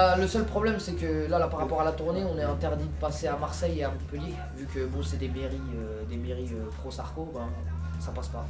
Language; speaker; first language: French; native; French